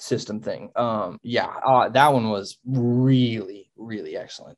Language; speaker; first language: English; native; English